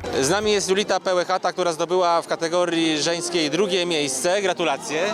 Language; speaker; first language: Polish; native; Polish